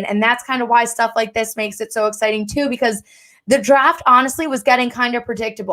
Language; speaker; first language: English; native; English